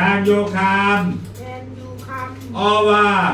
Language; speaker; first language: English; non-native, fluent; Thai